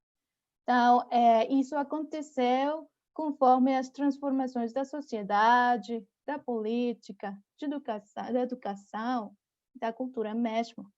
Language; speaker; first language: Portuguese; non-native, fluent; Spanish